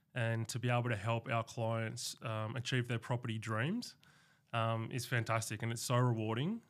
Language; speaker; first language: English; native; English